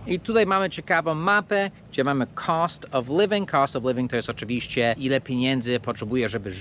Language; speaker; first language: Polish; non-native, fluent; English